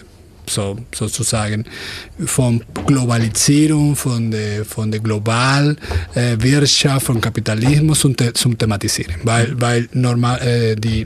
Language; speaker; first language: German; non-native, fluent; Spanish